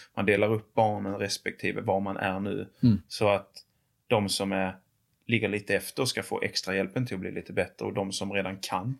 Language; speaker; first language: Swedish; native; Swedish